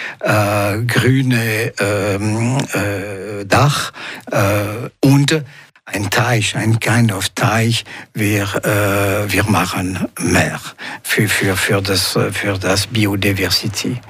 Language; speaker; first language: German; non-native, local second language; French